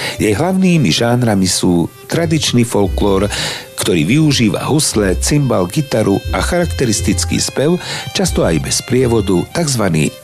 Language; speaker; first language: Slovak; native; Slovak